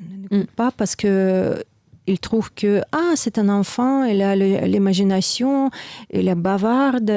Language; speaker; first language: French; non-native, fluent; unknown